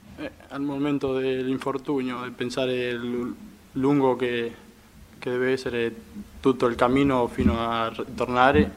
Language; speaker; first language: Italian; non-native, fluent; Spanish